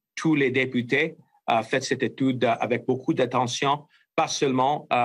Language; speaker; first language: French; non-native, fluent; English